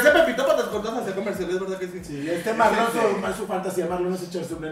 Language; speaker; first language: Spanish; native; Spanish